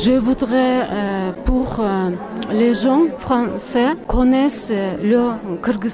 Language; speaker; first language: French; non-native, learner; Kyrgyz